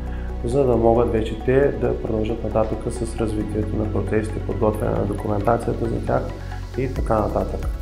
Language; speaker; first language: Bulgarian; native; Bulgarian